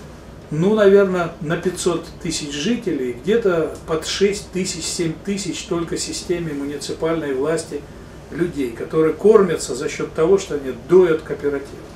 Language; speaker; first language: Russian; native; Russian